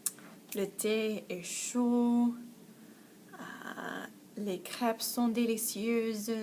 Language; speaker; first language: French; non-native, fluent; English